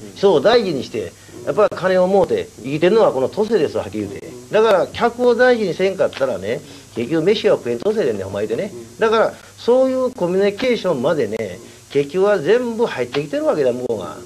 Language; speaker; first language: Japanese; early bilingual, other home language; Korean